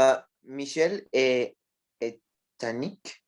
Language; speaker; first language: French; non-native, learner; Spanish